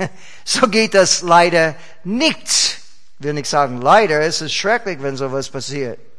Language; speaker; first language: German; non-native, fluent; English